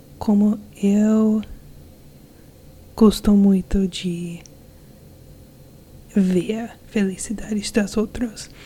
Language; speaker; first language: Portuguese; non-native, learner; English